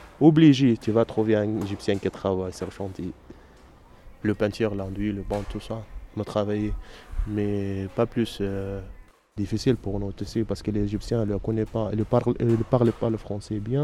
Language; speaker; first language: French; non-native, learner; Arabic